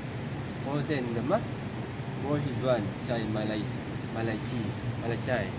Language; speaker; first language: Chinese; non-native, learner; Malay